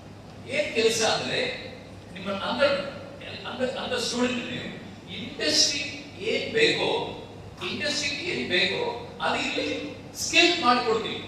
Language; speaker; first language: Kannada; non-native, local second language; Telugu